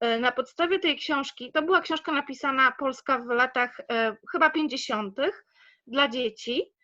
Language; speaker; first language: Polish; native; Polish